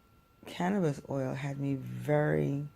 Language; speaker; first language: English; native; English